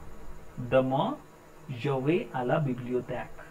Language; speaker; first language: French; non-native, learner; Hindi